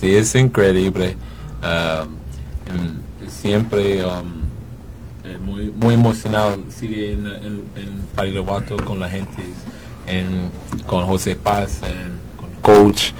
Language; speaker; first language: Spanish; non-native, learner; English